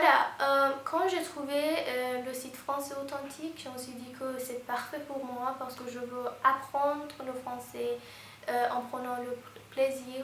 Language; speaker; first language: French; non-native, fluent; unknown